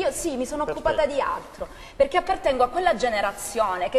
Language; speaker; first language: Italian; native; Italian